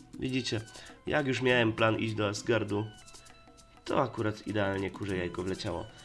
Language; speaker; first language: Polish; native; Polish